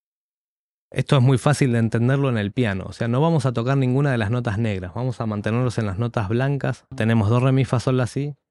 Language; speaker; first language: Spanish; native; Spanish